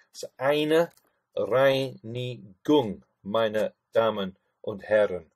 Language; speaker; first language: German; non-native, fluent; English